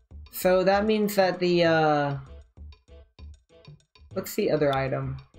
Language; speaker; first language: English; native; English